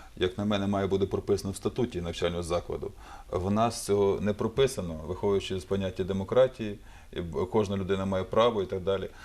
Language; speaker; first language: Ukrainian; native; Ukrainian